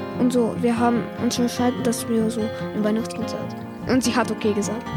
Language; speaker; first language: German; non-native, learner; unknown